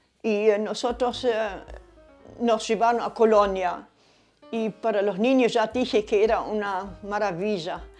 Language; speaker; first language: Spanish; early bilingual, other home language; German